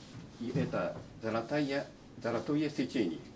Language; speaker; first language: Russian; non-native, learner; Japanese